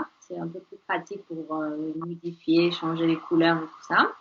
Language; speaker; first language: French; non-native, fluent; Spanish